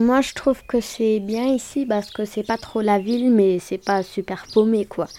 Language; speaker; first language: French; non-native, local second language; German